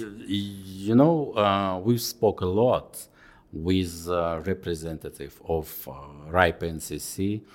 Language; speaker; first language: English; non-native, fluent; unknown